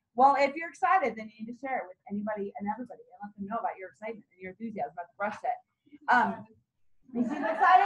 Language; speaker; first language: English; native; English